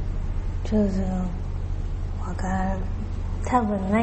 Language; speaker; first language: Japanese; non-native, learner; Chinese